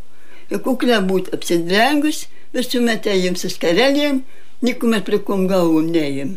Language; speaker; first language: Lithuanian; native; Lithuanian